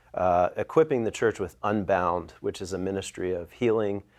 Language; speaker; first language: English; native; English